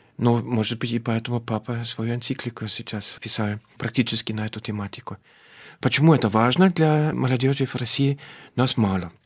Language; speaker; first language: Russian; non-native, fluent; German